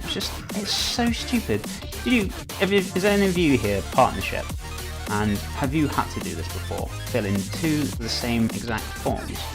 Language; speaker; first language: English; native; English